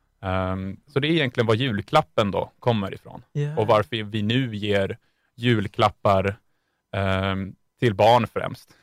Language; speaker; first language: Swedish; native; Swedish